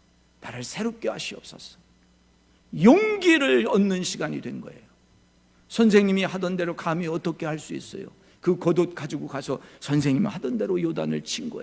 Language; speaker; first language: Korean; native; Korean